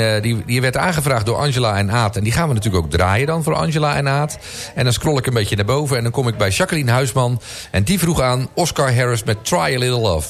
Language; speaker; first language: Dutch; native; Dutch